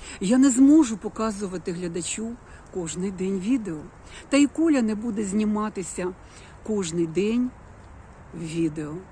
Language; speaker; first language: Ukrainian; non-native, local second language; Russian